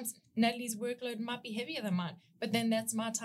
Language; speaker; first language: English; native; English